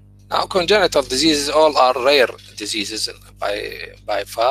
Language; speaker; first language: English; non-native, fluent; Arabic